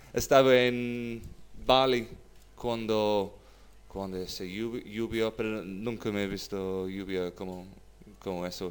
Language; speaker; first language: Spanish; non-native, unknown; English